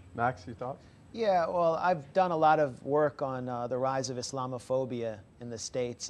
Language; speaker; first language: English; native; English